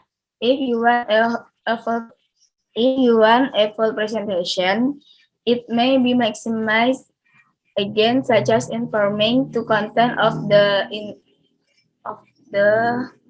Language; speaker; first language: English; non-native, learner; Indonesian